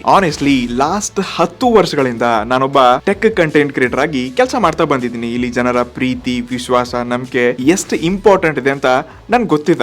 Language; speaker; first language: Kannada; native; Kannada